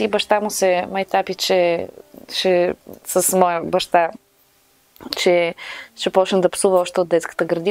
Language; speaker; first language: Bulgarian; native; Bulgarian